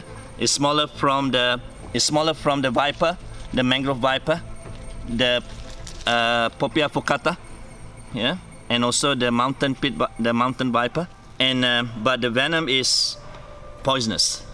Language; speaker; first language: English; non-native, fluent; Malay